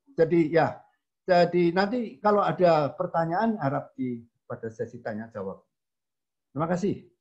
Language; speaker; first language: Indonesian; native; Indonesian